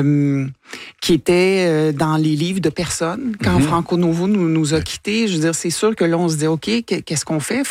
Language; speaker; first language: French; native; French